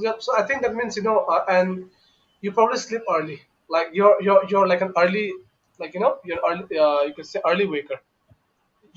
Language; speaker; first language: English; non-native, local second language; Bangla